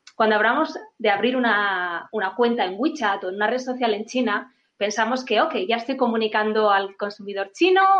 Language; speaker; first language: Spanish; non-native, fluent; Chinese